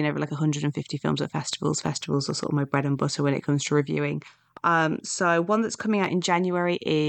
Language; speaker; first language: English; native; English